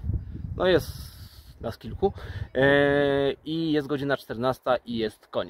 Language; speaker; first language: Polish; native; Polish